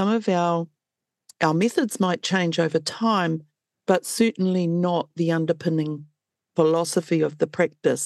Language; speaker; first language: English; native; English